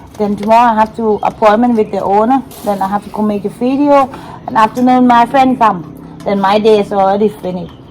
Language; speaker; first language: English; non-native, fluent; Thai